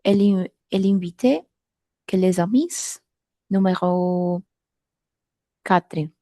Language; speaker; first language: French; non-native, learner; Spanish